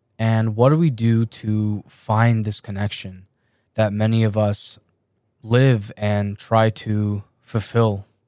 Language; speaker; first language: English; early bilingual, other home language; Persian